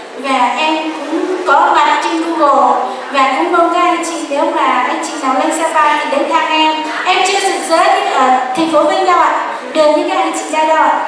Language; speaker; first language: Vietnamese; non-native, local second language; Hmong